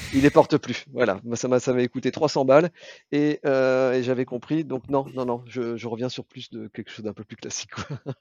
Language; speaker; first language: French; native; French